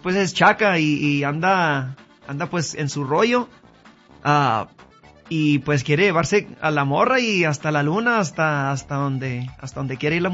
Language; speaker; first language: Spanish; early bilingual, heritage; Spanish